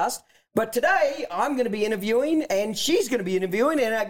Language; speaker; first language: English; native; English